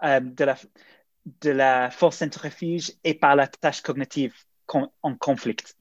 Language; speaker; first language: French; non-native, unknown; English